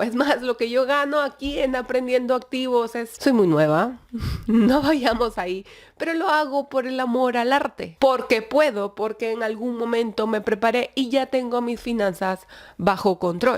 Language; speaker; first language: Spanish; native; Spanish